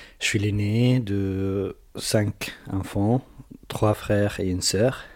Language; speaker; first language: French; non-native, fluent; Arabic